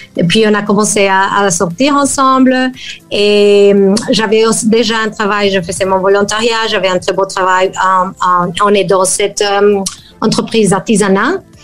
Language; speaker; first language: French; non-native, fluent; Spanish